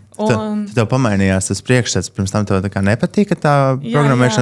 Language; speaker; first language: Latvian; native; Latvian